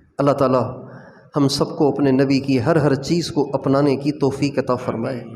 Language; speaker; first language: Urdu; non-native, local second language; Sindhi